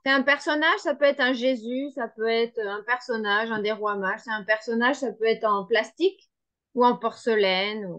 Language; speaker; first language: French; non-native, fluent; Spanish